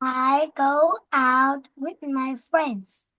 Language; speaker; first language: English; non-native, learner; Vietnamese